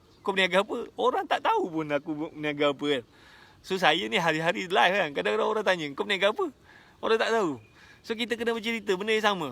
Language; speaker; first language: Malay; native; Malay